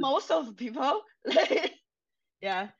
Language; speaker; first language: English; non-native, fluent; Chinese